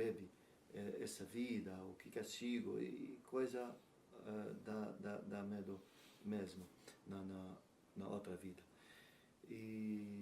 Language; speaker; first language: Portuguese; non-native, learner; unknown